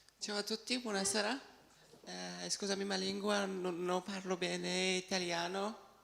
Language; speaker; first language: Italian; non-native, learner; Persian